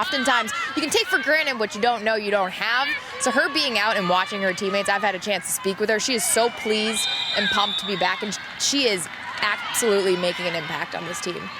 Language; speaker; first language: English; native; English